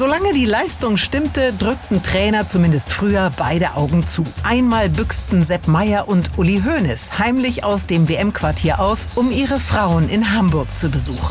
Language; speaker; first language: German; native; German